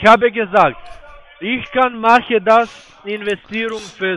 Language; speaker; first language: German; non-native, learner; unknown